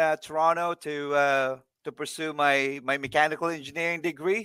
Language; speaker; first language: English; non-native, local second language; Filipino